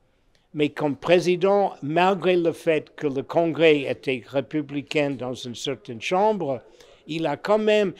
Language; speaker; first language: French; non-native, fluent; English